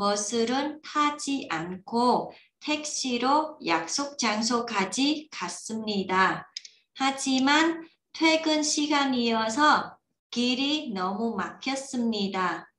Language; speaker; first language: Korean; non-native, learner; Vietnamese